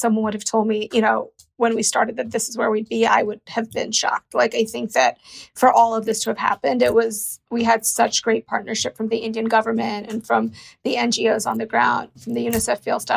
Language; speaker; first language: English; native; English